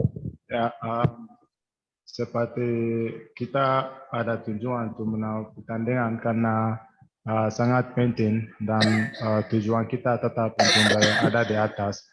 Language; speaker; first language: Indonesian; non-native, fluent; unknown